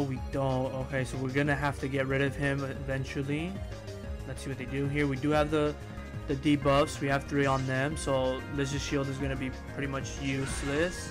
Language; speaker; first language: English; native; English